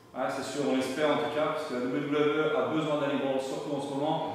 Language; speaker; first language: French; native; French